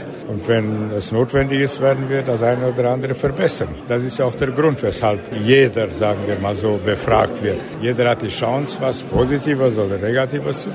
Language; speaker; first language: German; native; German